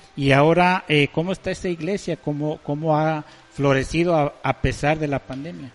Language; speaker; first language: Spanish; native; Spanish